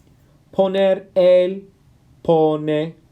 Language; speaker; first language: Spanish; non-native, fluent; English